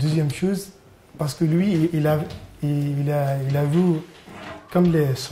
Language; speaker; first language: French; non-native, learner; Arabic